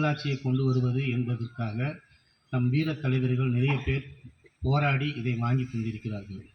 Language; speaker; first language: Tamil; native; Tamil